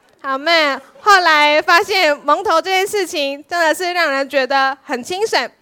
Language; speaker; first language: Chinese; non-native, fluent; Korean